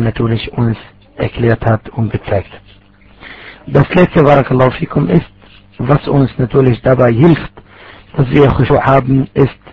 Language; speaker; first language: German; non-native, fluent; Arabic